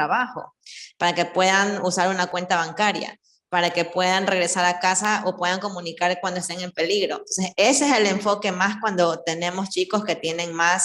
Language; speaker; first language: Spanish; native; Spanish